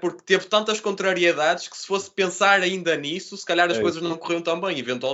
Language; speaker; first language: Portuguese; native; Portuguese